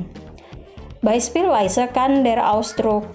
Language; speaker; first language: German; non-native, fluent; Indonesian